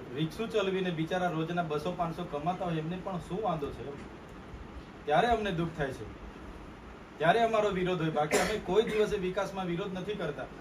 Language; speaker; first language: Gujarati; non-native, local second language; Vasavi